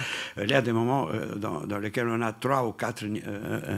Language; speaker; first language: French; non-native, fluent; Romanian